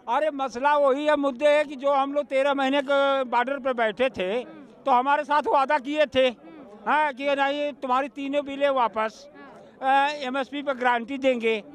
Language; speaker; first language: Hindi; native; Hindi